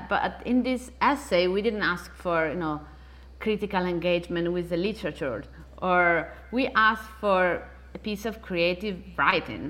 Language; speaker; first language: English; non-native, fluent; Italian